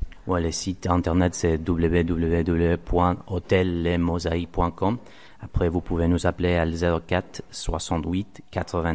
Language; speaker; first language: French; non-native, fluent; Spanish